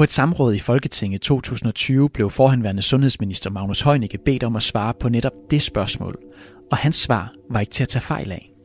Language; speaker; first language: Danish; native; Danish